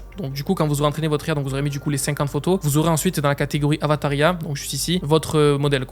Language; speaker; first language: French; native; French